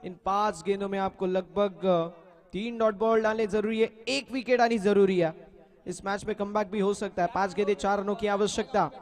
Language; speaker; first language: Hindi; non-native, local second language; Marathi